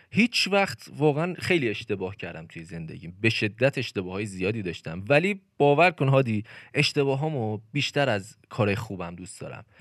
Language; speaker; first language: Persian; native; Persian